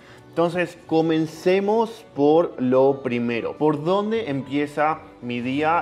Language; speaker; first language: Spanish; native; Spanish